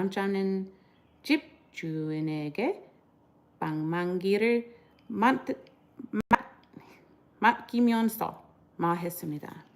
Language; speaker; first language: Korean; non-native, learner; English